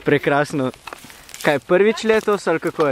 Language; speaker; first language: Slovenian; native; Slovenian